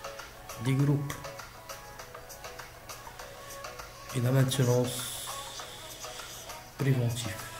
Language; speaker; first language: French; non-native, local second language; Arabic